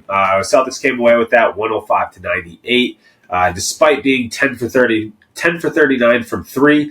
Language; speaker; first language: English; native; English